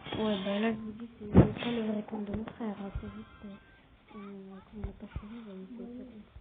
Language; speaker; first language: French; native; French